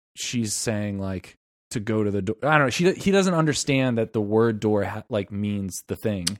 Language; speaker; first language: English; native; English